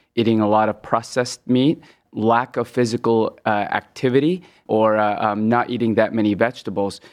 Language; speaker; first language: English; early bilingual, other home language; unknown